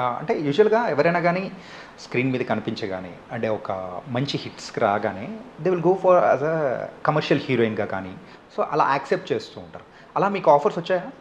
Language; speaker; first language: Telugu; native; Telugu